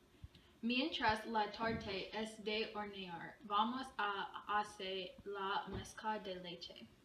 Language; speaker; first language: Spanish; non-native, learner; English